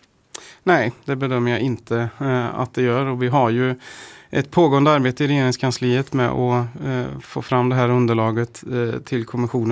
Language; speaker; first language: Swedish; native; Swedish